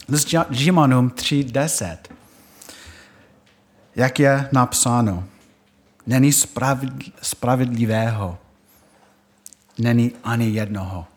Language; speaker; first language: Czech; non-native, fluent; English